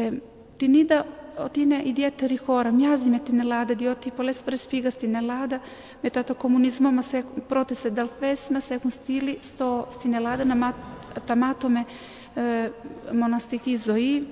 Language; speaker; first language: Greek; non-native, fluent; Serbian